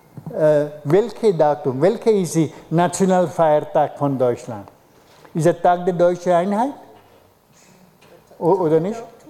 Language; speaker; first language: German; non-native, fluent; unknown